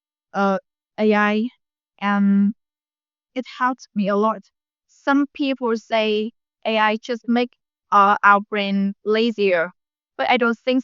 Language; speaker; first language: English; non-native, learner; Vietnamese